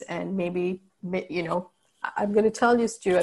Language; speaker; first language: English; native; English